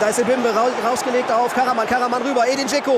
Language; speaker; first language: German; native; German